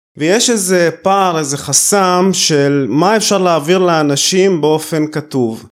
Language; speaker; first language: Hebrew; early bilingual, other home language; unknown